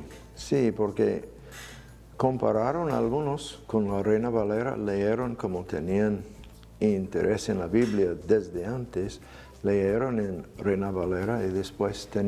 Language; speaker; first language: Spanish; non-native, fluent; English